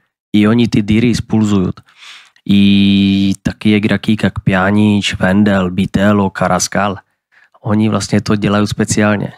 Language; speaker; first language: Russian; non-native, fluent; Czech